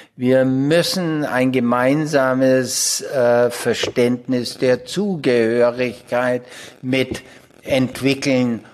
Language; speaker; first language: German; native; German